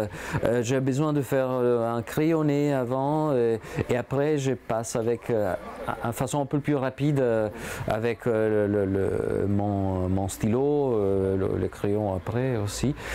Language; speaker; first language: French; non-native, fluent; Italian